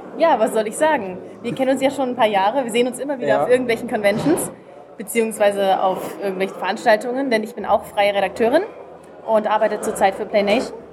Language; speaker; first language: German; native; German